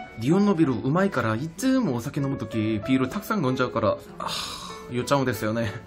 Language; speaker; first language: Japanese; non-native, fluent; Korean